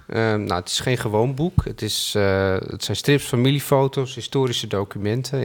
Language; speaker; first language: Dutch; native; Dutch